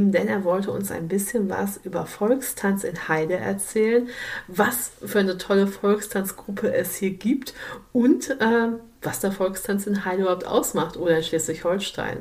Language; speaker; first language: German; native; German